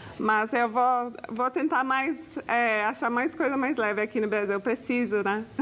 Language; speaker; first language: Portuguese; non-native, fluent; English